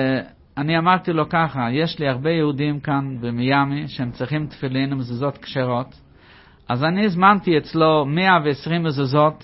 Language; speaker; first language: Hebrew; non-native, fluent; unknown